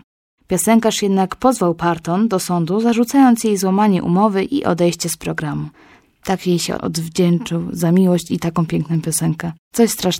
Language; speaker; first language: Polish; native; Polish